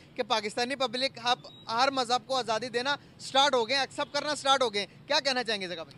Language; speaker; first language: Urdu; native; Urdu